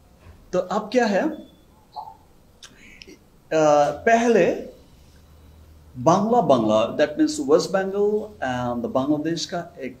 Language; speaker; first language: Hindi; non-native, learner; Bangla